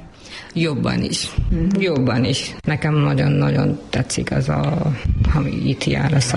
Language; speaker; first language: Hungarian; non-native, learner; Urdu